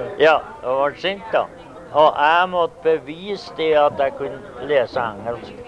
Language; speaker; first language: Norwegian; early bilingual, heritage; Norwegian